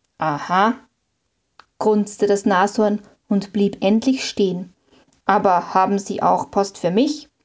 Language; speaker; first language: German; native; German